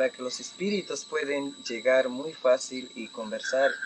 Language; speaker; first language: Spanish; non-native, local second language; Shipibo-Conibo